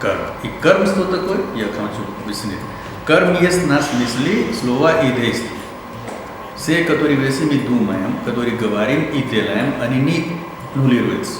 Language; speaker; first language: Russian; non-native, learner; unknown